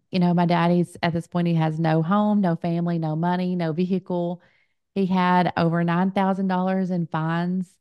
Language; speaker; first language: English; native; English